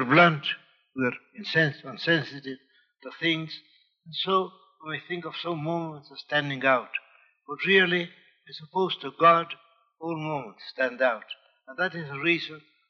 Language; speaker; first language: English; non-native, fluent; Spanish